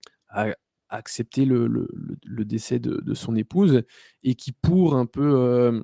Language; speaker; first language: French; native; French